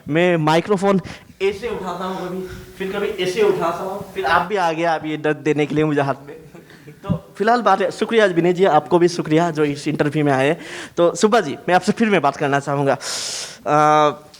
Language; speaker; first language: Hindi; non-native, local second language; Assamese